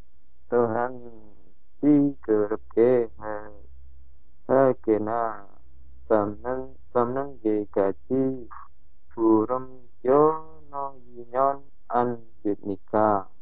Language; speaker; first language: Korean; non-native, learner; Indonesian